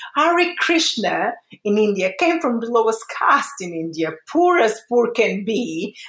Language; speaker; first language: English; early bilingual, other home language; Portuguese